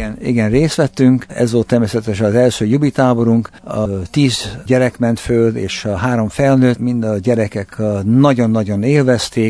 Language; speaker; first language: Hungarian; early bilingual, heritage; Hungarian